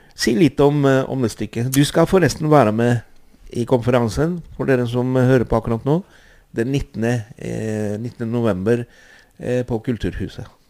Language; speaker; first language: Norwegian; non-native, fluent; Spanish